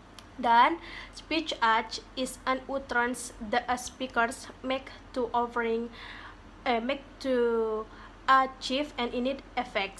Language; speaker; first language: English; non-native, learner; Indonesian